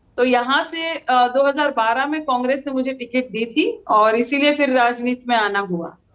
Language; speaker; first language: Hindi; non-native, local second language; Gujarati